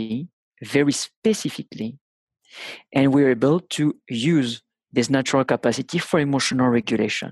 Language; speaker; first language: English; non-native, fluent; French